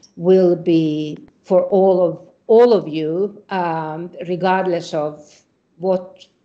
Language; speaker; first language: English; non-native, fluent; Finnish